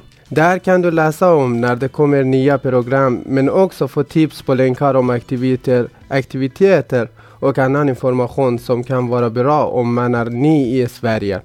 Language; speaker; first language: Swedish; non-native, fluent; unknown